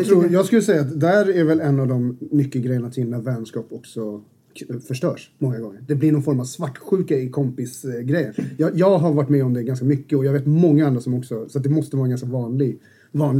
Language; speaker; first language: Swedish; native; Swedish